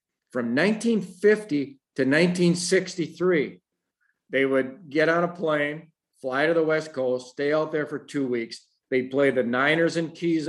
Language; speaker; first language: English; native; English